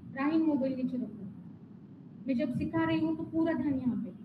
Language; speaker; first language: Hindi; non-native, local second language; Marathi